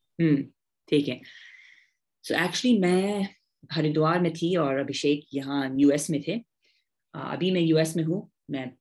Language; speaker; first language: Hindi; non-native, fluent; English